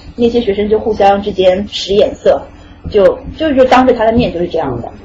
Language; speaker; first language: Chinese; native; Chinese